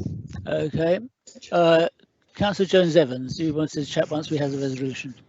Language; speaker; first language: English; native; English